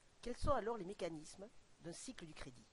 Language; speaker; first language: French; native; French